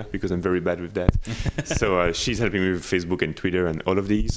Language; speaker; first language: English; non-native, fluent; French